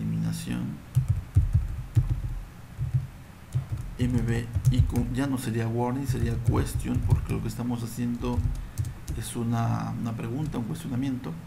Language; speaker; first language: Spanish; native; Spanish